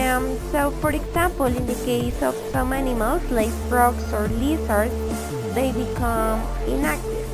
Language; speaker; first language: English; non-native, fluent; Spanish